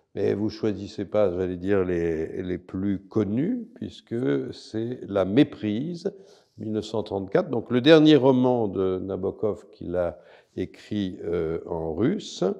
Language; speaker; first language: French; native; French